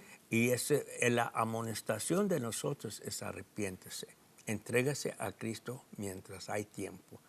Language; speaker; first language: Spanish; non-native, fluent; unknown